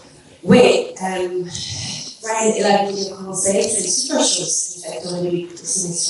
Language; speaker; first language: French; non-native, learner; English